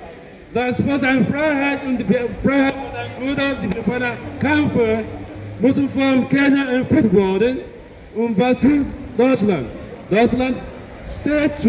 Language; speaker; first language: German; non-native, learner; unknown